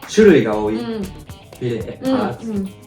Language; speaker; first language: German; non-native, learner; Japanese